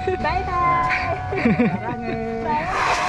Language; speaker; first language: Korean; non-native, learner; Indonesian